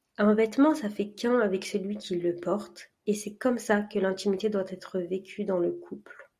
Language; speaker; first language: French; early bilingual, other home language; Arabic